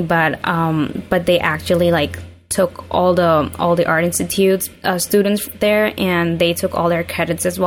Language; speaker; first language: English; non-native, local second language; Urdu